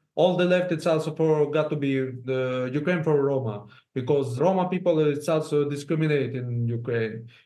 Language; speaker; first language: English; non-native, fluent; Hebrew